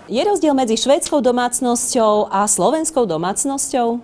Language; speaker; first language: Slovak; native; Slovak